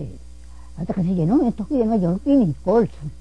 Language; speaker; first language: Spanish; native; Spanish